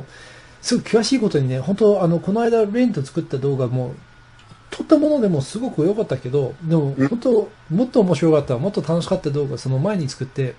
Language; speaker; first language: Japanese; non-native, fluent; English